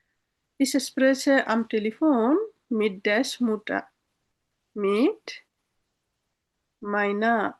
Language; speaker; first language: German; non-native, fluent; Bangla